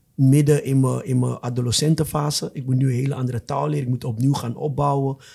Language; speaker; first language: Dutch; non-native, fluent; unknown